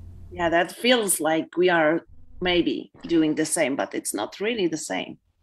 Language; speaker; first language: English; non-native, fluent; Polish